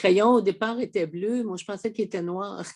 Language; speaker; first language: French; native; French